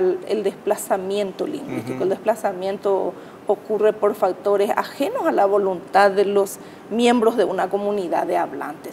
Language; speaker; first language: Spanish; native; Spanish